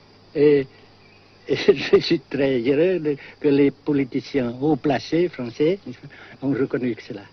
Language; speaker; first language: French; non-native, local second language; Vietnamese